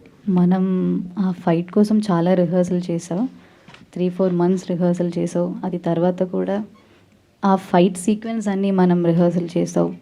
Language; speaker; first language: Telugu; non-native, learner; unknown